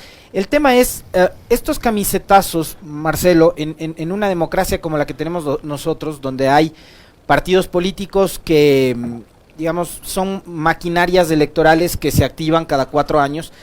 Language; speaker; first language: Spanish; native; Spanish